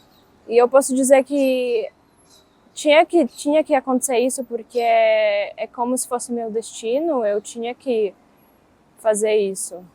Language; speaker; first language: Portuguese; non-native, fluent; Russian